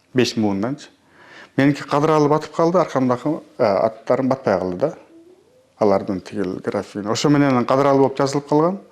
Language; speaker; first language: Kyrgyz; early bilingual, heritage; Kyrgyz